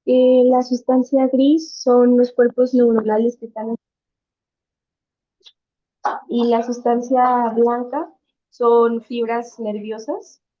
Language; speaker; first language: Spanish; native; Spanish